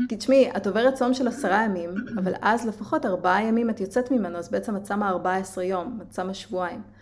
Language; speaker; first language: Hebrew; native; Hebrew